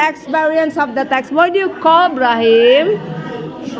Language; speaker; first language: English; non-native, fluent; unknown